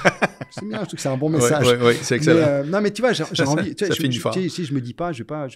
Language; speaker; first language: French; native; French